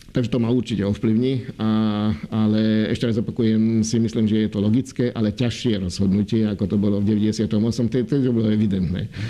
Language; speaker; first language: Slovak; non-native, local second language; Hungarian